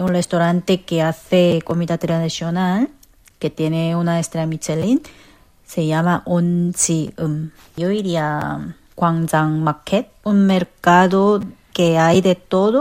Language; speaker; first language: Spanish; non-native, fluent; Korean